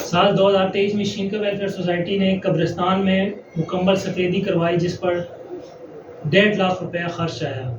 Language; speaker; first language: Urdu; non-native, local second language; Punjabi